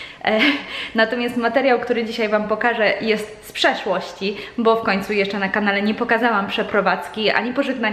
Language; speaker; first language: Polish; native; Polish